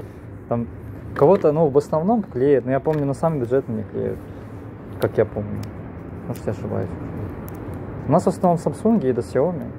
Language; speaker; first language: Russian; native; Russian